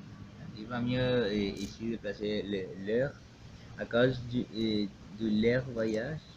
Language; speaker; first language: French; non-native, learner; Spanish